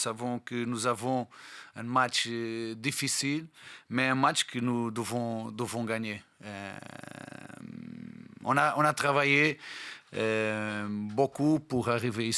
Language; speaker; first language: French; non-native, fluent; Portuguese